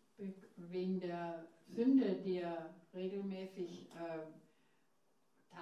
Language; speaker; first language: German; non-native, fluent; English